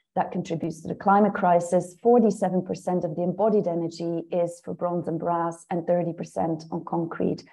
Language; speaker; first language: English; non-native, fluent; Dutch